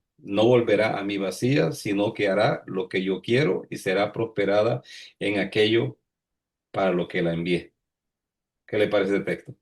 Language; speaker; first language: Spanish; native; Spanish